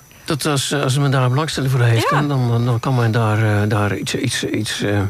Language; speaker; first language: Dutch; native; Dutch